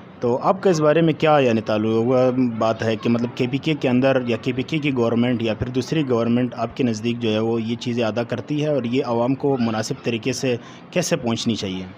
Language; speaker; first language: Urdu; native; Urdu